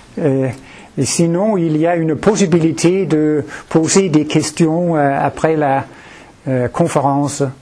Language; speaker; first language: French; non-native, fluent; Danish